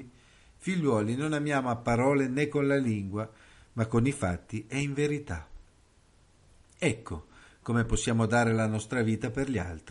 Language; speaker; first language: Italian; native; Italian